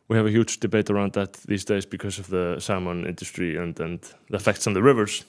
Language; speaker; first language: English; non-native, fluent; Icelandic